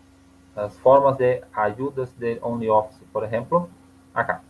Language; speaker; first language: Spanish; non-native, learner; Portuguese